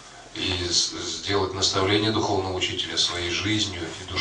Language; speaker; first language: Russian; native; Russian